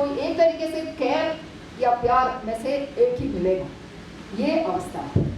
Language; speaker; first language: Hindi; non-native, local second language; Malayalam